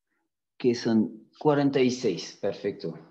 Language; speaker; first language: Spanish; non-native, fluent; French